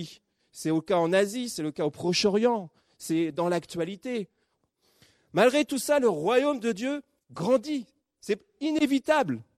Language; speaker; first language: French; native; French